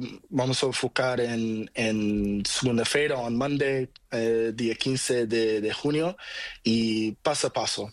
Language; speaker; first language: Spanish; non-native, learner; Portuguese